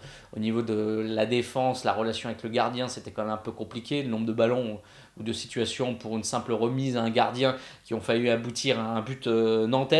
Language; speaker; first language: French; native; French